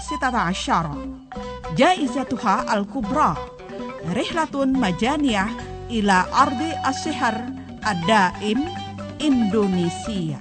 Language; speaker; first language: Arabic; non-native, fluent; Indonesian